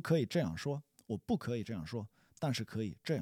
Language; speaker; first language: Chinese; non-native, learner; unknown